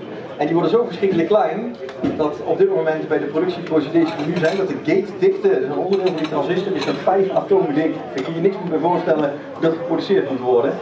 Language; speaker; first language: Dutch; native; Dutch